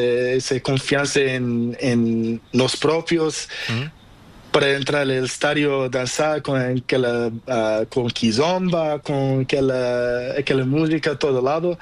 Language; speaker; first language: Spanish; non-native, learner; Portuguese